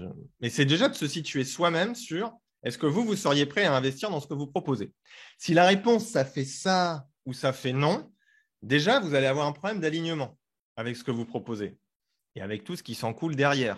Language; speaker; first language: French; native; French